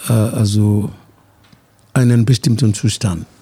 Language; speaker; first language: German; non-native, fluent; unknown